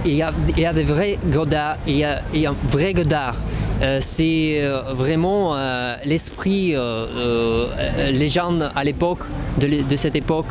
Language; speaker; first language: French; non-native, learner; Russian